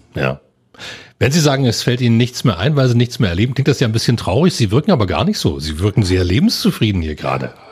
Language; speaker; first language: German; native; German